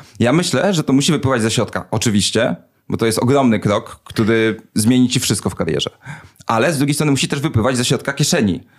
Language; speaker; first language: Polish; native; Polish